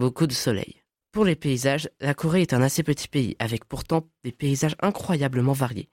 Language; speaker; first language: French; native; French